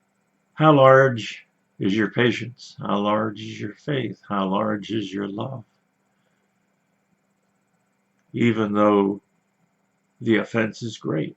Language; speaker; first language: English; native; English